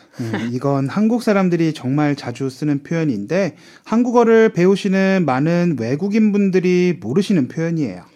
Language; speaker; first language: Korean; native; Korean